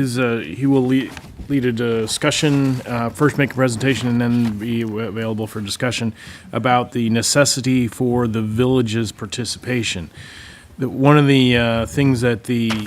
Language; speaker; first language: English; native; English